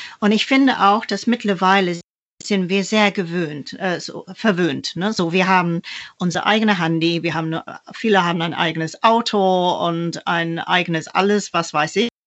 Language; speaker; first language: German; non-native, fluent; English